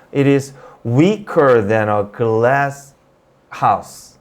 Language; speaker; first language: English; non-native, fluent; Korean